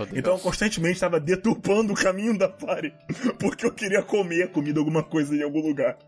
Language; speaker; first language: Portuguese; native; Portuguese